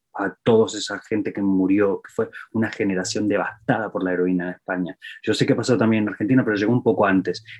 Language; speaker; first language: Spanish; native; Spanish